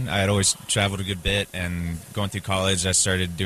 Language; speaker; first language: English; native; English